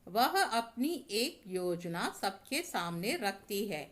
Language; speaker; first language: Hindi; non-native, local second language; Tamil